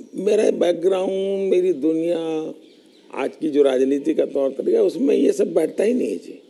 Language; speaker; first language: Hindi; non-native, local second language; Gujarati